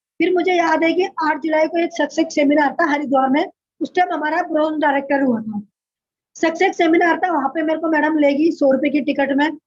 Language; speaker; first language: Hindi; native; Hindi